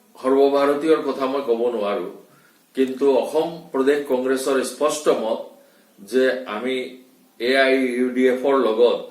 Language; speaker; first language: Assamese; non-native, local second language; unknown